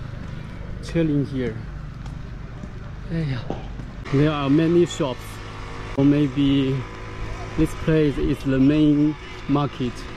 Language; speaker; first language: English; non-native, learner; Chinese